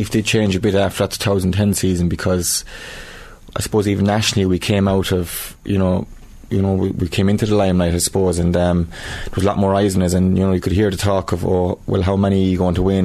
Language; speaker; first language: English; native; English